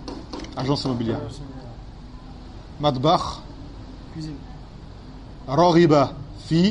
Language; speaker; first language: Arabic; non-native, fluent; French